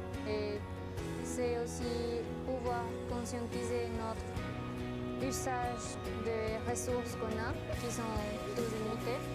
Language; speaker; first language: French; non-native, fluent; Spanish